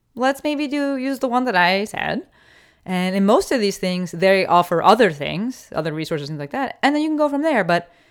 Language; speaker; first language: English; native; English